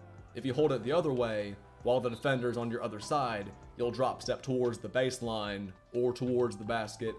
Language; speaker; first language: English; native; English